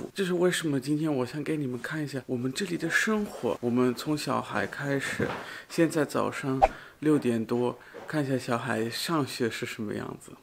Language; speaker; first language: Chinese; non-native, fluent; German